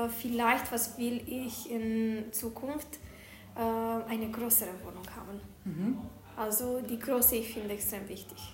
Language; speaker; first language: German; non-native, fluent; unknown